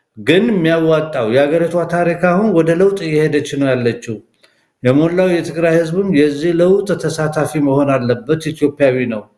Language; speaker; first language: Amharic; non-native, local second language; Somali